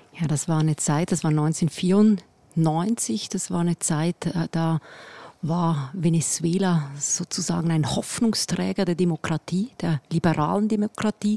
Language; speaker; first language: German; native; German